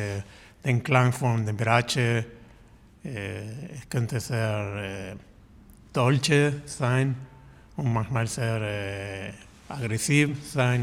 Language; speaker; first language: German; non-native, learner; Spanish